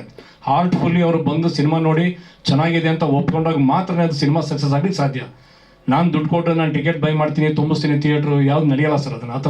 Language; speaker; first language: Kannada; native; Kannada